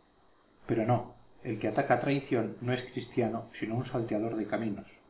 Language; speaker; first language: Spanish; native; Spanish